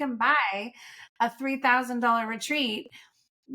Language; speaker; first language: English; native; English